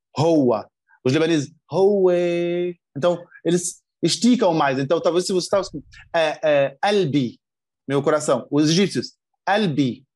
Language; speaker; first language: Portuguese; non-native, fluent; Arabic